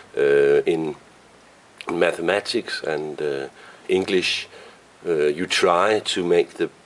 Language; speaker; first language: English; non-native, fluent; Danish